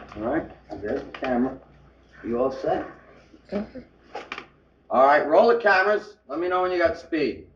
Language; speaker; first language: English; native; English